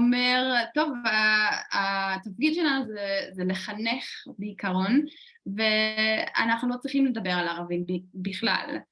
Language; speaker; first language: Hebrew; non-native, fluent; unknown